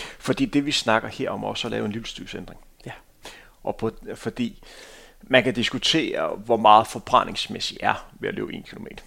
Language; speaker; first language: Danish; native; Danish